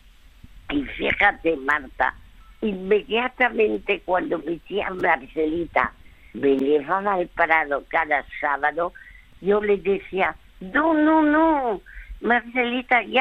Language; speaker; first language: Spanish; early bilingual, other home language; French